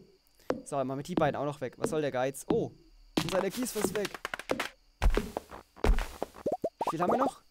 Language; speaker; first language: German; native; German